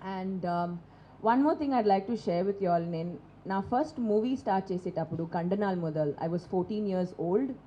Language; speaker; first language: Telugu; non-native, local second language; Tamil